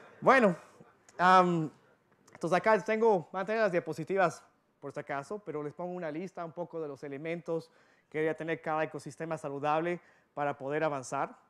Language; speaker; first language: Spanish; early bilingual, heritage; Spanish